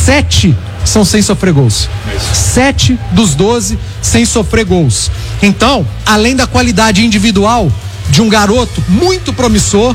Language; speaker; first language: Portuguese; native; Portuguese